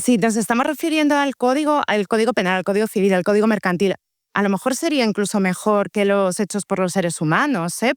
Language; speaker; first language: Spanish; native; Spanish